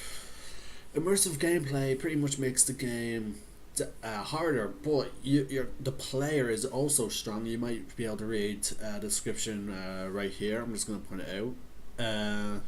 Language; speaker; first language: English; native; English